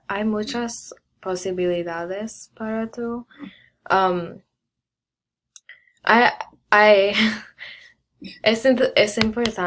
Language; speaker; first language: Spanish; non-native, learner; English